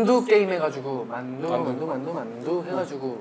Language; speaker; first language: Korean; native; Korean